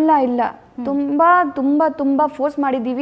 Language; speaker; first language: Kannada; non-native, local second language; Urdu